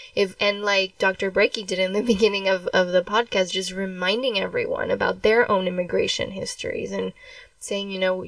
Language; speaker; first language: English; early bilingual, other home language; Spanish